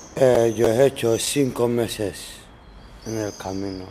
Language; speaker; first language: Spanish; non-native, learner; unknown